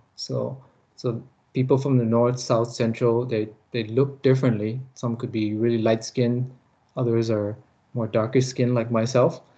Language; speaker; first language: English; early bilingual, other home language; Lao